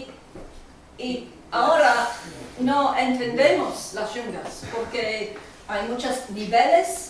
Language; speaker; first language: Spanish; non-native, learner; English